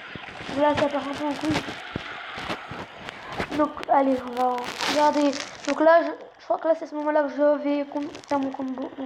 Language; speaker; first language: French; native; French